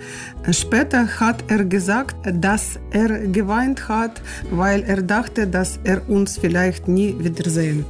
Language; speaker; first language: German; non-native, learner; Ukrainian